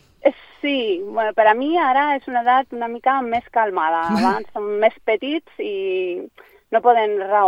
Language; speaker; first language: Catalan; non-native, local second language; Spanish